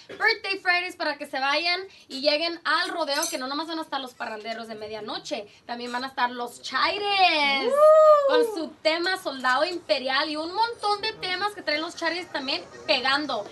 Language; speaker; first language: Spanish; early bilingual, heritage; Spanish